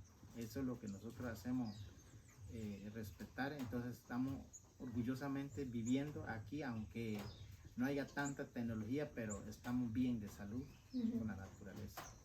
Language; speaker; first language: Spanish; non-native, local second language; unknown